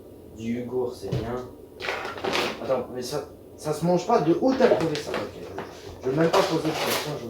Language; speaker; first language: French; native; French